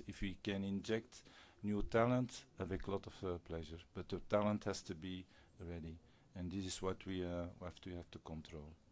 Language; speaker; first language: English; non-native, fluent; Dutch